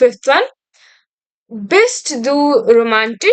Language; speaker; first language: German; non-native, fluent; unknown